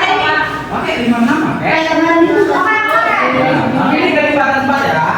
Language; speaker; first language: Indonesian; native; Indonesian